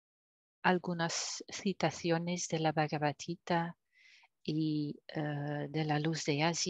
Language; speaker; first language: Spanish; non-native, fluent; French